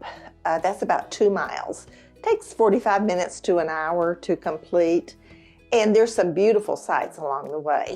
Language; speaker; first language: English; native; English